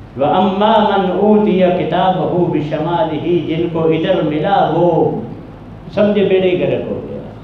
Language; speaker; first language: Urdu; non-native, local second language; Punjabi